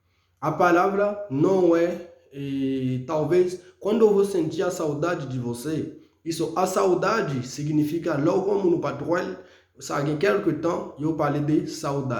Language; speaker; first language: Portuguese; non-native, fluent; Haitian Creole